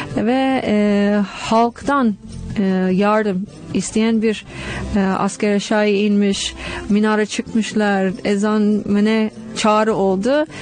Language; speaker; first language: Turkish; non-native, fluent; English